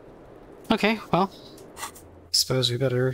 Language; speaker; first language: English; native; English